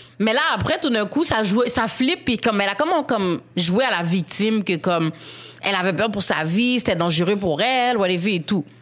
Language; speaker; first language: French; early bilingual, other home language; Haitian Creole